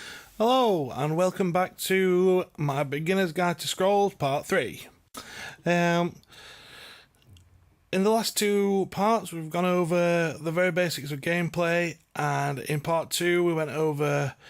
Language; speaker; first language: English; native; English